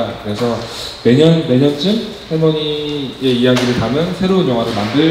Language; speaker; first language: Korean; native; Korean